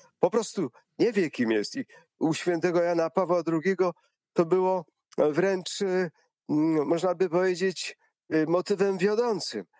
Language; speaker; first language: Polish; native; Polish